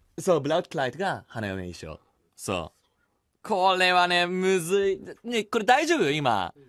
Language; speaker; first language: Japanese; early bilingual, heritage; Japanese